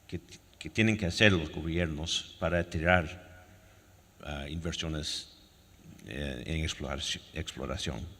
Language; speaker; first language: Spanish; non-native, fluent; French